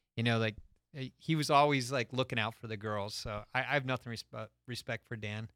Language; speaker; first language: English; native; English